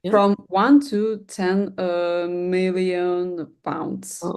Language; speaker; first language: English; non-native, learner; Russian